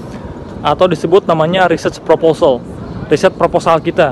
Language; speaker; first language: Indonesian; non-native, local second language; Sundanese